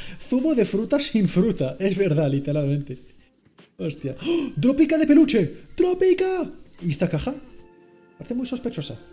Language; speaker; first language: Spanish; native; Spanish